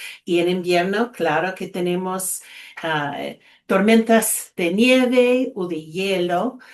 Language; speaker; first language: Spanish; non-native, fluent; English